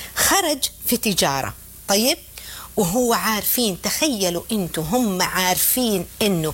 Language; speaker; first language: Arabic; native; Arabic